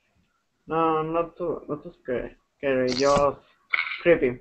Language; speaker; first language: English; non-native, learner; Spanish